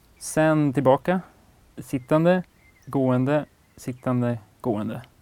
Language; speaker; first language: Swedish; native; Swedish